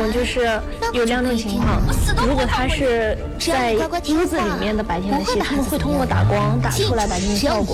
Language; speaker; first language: Chinese; native; Chinese